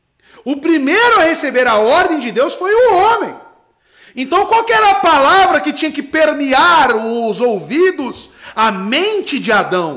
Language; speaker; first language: Portuguese; native; Portuguese